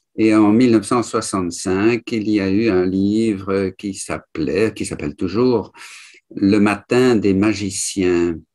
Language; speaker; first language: French; native; French